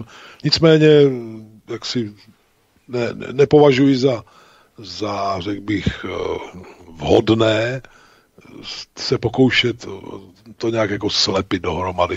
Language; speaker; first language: Czech; native; Czech